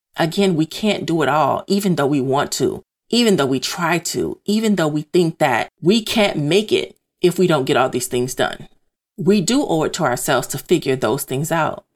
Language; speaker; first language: English; native; English